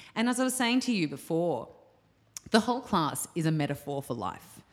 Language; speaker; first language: English; native; English